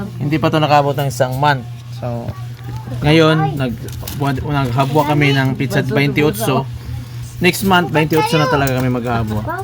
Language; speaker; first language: Filipino; non-native, local second language; Cebuano